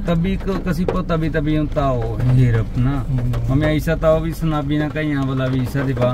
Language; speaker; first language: Filipino; non-native, local second language; Punjabi